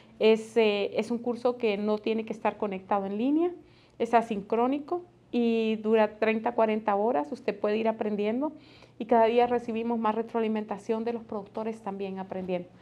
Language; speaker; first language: Spanish; native; Spanish